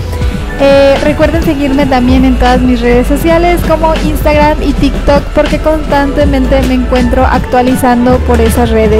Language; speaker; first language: Spanish; native; Spanish